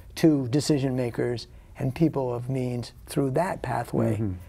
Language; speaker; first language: English; native; English